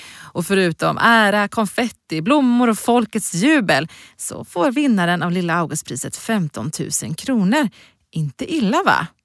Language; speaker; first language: Swedish; native; Swedish